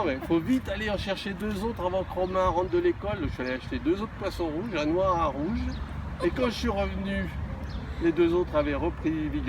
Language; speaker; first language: French; native; French